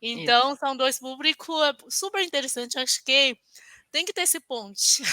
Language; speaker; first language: Portuguese; non-native, fluent; Chinese